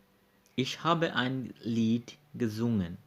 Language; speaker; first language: German; non-native, learner; Bangla